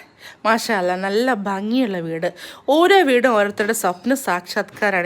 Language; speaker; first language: Malayalam; native; Malayalam